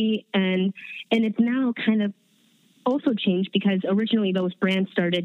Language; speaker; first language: English; early bilingual, other home language; Chinese